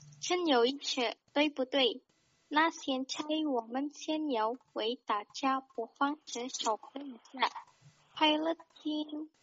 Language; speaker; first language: Chinese; non-native, learner; Indonesian